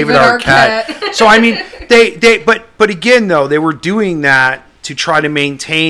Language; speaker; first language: English; native; English